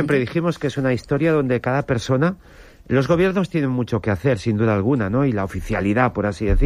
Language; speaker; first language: Spanish; native; Spanish